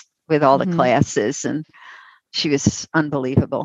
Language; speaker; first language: English; native; English